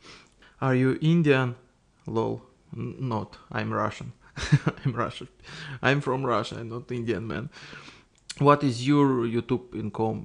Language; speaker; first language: English; non-native, learner; Russian